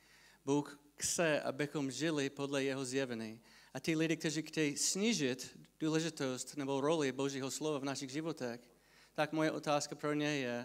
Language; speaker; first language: Czech; non-native, fluent; English